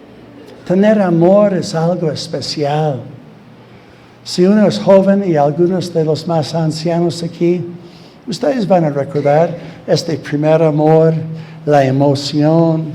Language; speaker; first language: Spanish; non-native, fluent; English